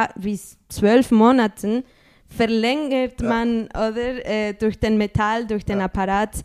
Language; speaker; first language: German; non-native, fluent; Spanish